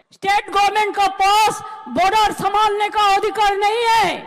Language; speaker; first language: Hindi; non-native, local second language; Bangla